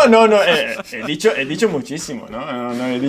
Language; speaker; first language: Spanish; non-native, fluent; Italian